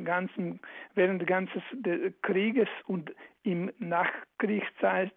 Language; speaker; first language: German; non-native, fluent; Croatian